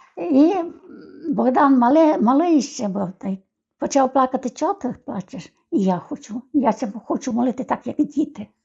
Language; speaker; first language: Ukrainian; native; Ukrainian